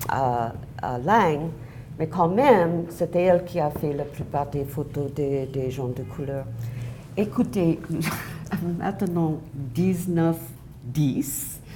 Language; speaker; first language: French; non-native, fluent; English